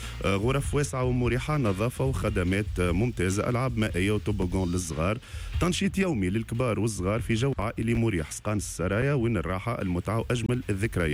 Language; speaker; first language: Arabic; native; Arabic